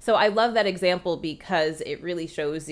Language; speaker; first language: English; native; English